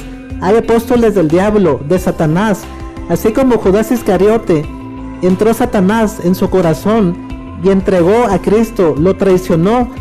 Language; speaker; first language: Spanish; native; Spanish